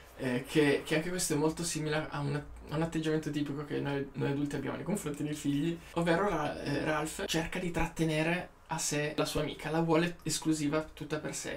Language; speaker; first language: Italian; native; Italian